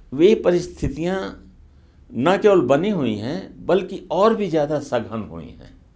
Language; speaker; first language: Hindi; native; Hindi